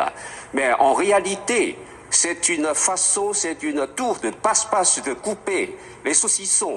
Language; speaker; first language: French; non-native, fluent; Chinese